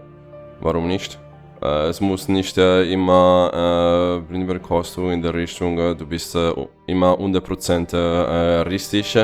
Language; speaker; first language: German; non-native, fluent; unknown